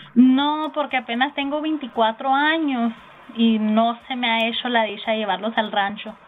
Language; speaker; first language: Spanish; early bilingual, heritage; Spanish